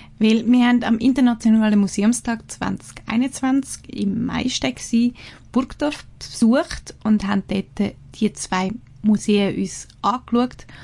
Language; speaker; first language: German; native; German